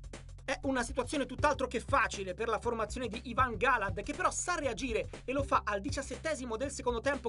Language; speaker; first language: Italian; native; Italian